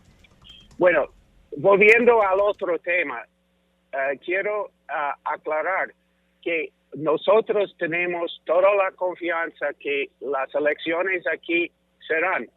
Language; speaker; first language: Spanish; non-native, fluent; English